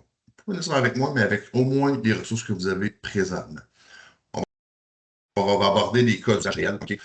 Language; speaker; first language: French; native; French